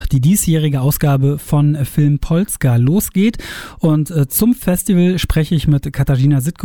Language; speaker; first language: German; native; German